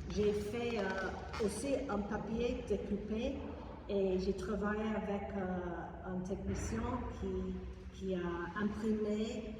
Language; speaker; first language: French; non-native, fluent; English